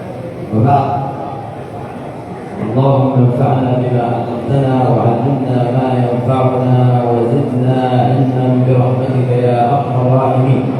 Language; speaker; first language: Arabic; native; Arabic